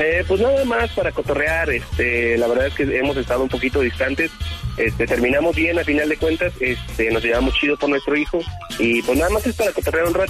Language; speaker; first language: Spanish; native; Spanish